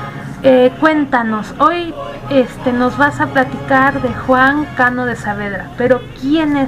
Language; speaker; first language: Spanish; native; Spanish